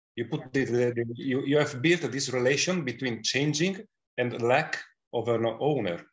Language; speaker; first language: English; non-native, fluent; Italian